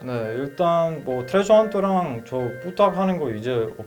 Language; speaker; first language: Korean; non-native, learner; Croatian